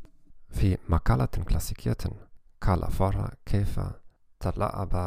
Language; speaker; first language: Arabic; non-native, learner; German